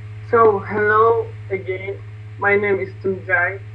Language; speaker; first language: English; non-native, learner; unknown